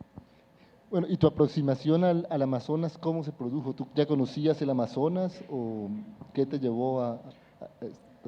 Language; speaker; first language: Spanish; native; Spanish